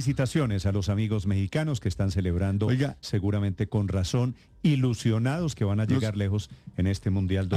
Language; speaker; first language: Spanish; native; Spanish